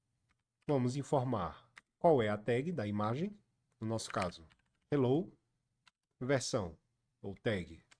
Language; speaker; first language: Portuguese; native; Portuguese